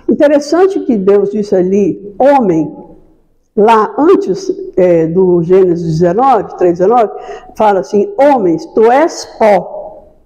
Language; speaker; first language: Portuguese; native; Portuguese